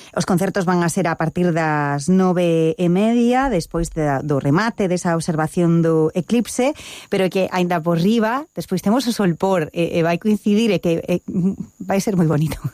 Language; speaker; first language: Galician; native; Galician